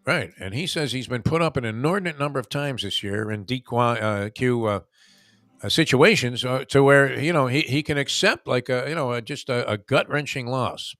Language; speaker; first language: English; native; English